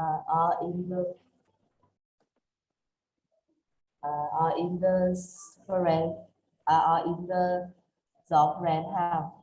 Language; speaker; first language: English; non-native, learner; Vietnamese